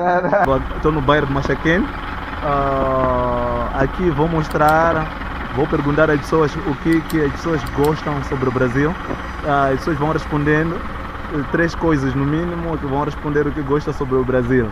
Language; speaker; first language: Portuguese; non-native, local second language; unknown